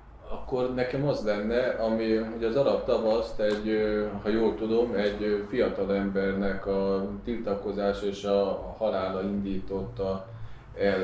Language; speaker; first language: Hungarian; native; Hungarian